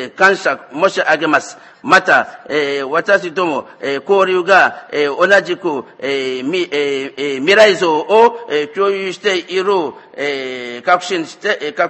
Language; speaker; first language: Japanese; non-native, fluent; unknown